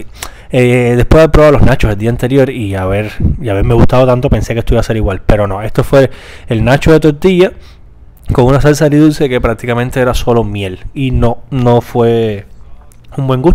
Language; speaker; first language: Spanish; native; Spanish